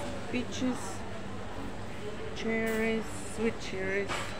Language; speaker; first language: English; non-native, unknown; Russian